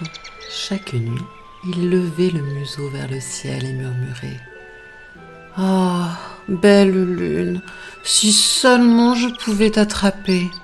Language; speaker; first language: French; native; French